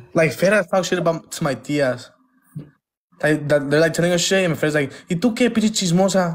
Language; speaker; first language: English; early bilingual, other home language; Spanish